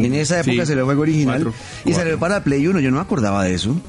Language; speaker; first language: Spanish; native; Spanish